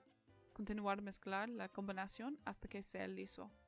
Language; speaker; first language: Spanish; non-native, learner; English